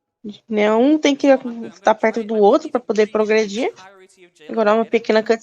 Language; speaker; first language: Portuguese; native; Portuguese